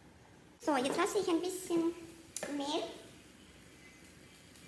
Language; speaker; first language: German; non-native, fluent; Russian